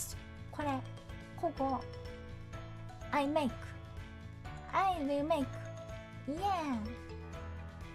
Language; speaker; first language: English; non-native, learner; Japanese